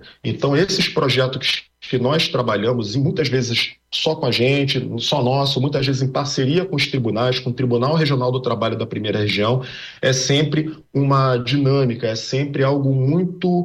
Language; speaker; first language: Portuguese; native; Portuguese